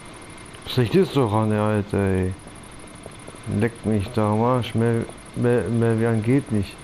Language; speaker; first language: German; native; German